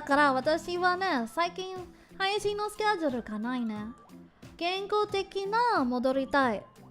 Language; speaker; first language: Japanese; non-native, learner; English